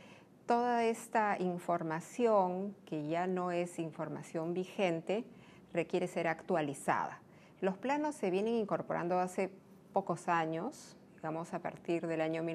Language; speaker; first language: Spanish; native; Spanish